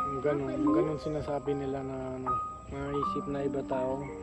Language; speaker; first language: Filipino; non-native, learner; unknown